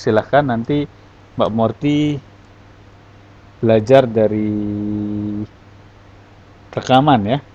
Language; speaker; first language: Indonesian; native; Indonesian